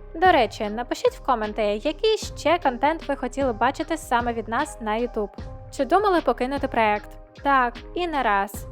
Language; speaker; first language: Ukrainian; non-native, local second language; Russian